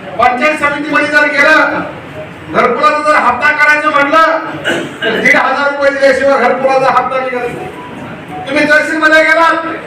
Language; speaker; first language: Marathi; native; Marathi